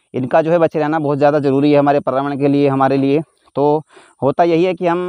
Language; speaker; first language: Hindi; native; Hindi